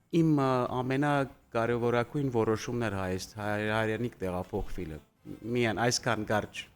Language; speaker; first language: Armenian; early bilingual, heritage; Armenian